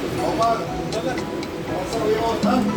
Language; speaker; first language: Arabic; non-native, learner; Filipino